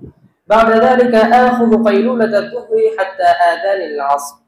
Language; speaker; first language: Arabic; non-native, learner; Bangla